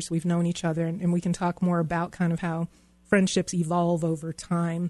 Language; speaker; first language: English; native; English